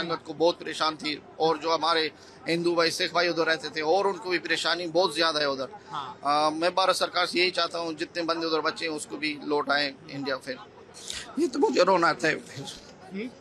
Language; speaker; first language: Hindi; non-native, fluent; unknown